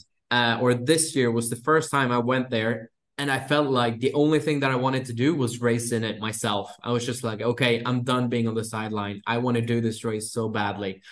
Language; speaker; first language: English; non-native, fluent; Swedish